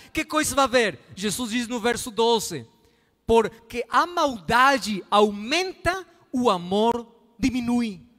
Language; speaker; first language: Portuguese; non-native, fluent; Spanish